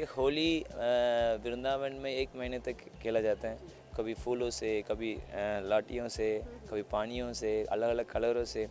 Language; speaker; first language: Hindi; non-native, local second language; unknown